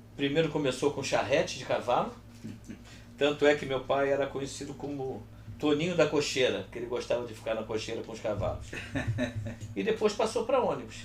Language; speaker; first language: Portuguese; early bilingual, other home language; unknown